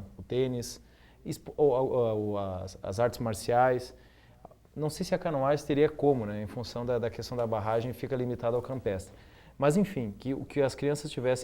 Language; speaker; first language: Portuguese; native; Portuguese